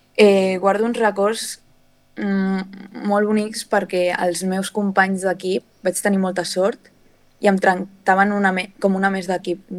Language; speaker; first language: Catalan; native; Catalan